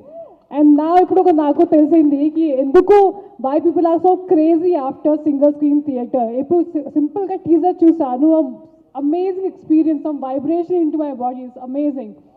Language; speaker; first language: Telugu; non-native, learner; Hindi